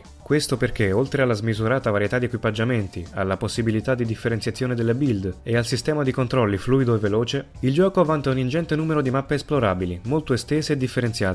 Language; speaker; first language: Italian; native; Italian